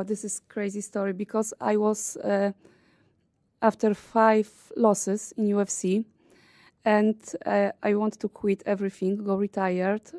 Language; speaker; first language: English; non-native, learner; Polish